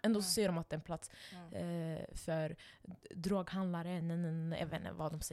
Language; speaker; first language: Swedish; non-native, local second language; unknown